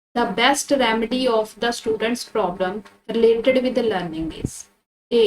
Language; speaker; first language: English; non-native, local second language; Punjabi